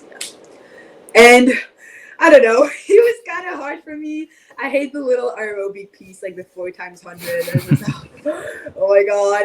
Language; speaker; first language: English; non-native, fluent; French